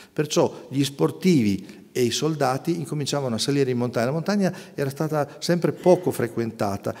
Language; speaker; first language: Italian; native; Italian